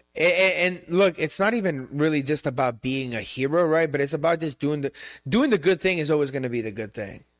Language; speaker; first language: English; non-native, fluent; Spanish